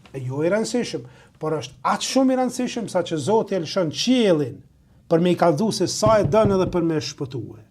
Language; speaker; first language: Albanian; native; Albanian